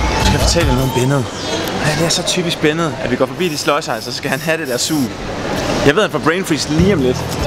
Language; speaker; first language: Danish; native; Danish